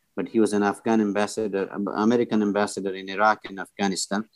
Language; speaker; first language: English; non-native, fluent; Persian